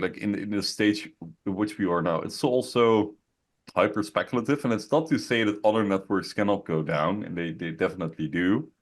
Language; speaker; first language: English; non-native, fluent; Dutch